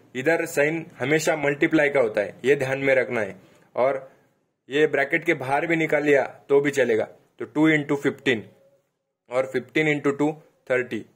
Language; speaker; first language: Hindi; non-native, local second language; Marathi